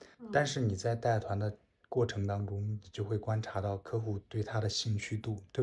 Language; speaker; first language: Chinese; native; Chinese